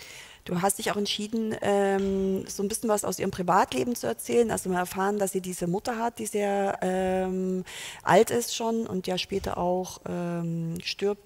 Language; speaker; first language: German; native; German